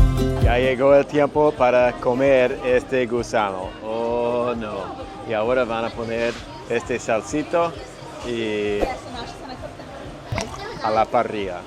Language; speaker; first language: Spanish; non-native, fluent; English